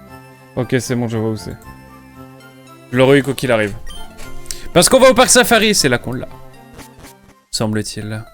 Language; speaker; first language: French; native; French